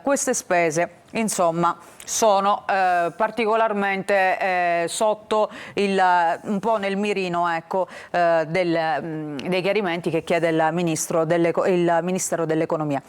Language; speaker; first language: Italian; native; Italian